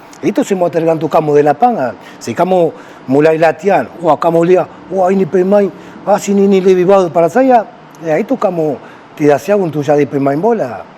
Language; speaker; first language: Indonesian; non-native, fluent; Spanish